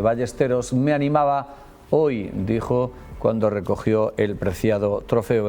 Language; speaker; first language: Spanish; native; Spanish